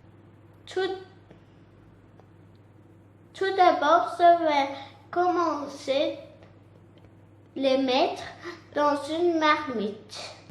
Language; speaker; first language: French; non-native, learner; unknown